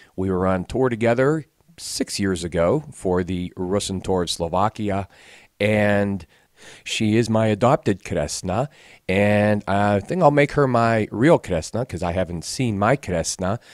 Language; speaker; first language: English; native; English